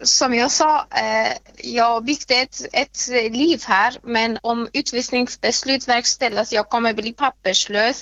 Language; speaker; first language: Swedish; non-native, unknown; Persian